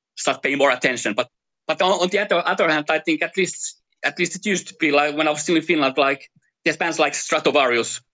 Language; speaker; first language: English; non-native, fluent; Finnish